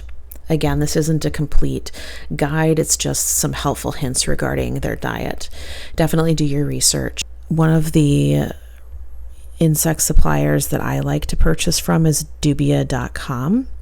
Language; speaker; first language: English; native; English